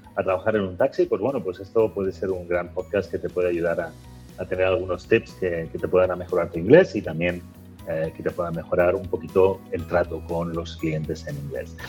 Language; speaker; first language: Spanish; native; Spanish